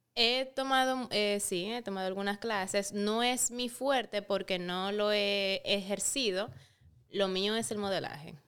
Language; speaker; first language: Spanish; native; Spanish